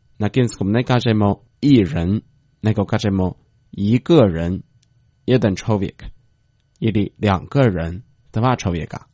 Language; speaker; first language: Croatian; non-native, fluent; Chinese